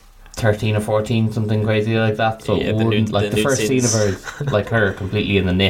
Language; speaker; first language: English; native; English